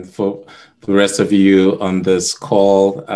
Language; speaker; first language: English; non-native, local second language; Igbo